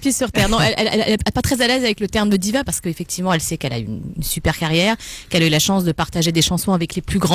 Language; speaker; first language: French; native; French